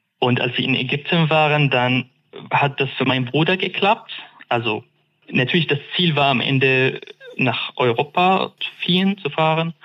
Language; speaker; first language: German; non-native, fluent; Arabic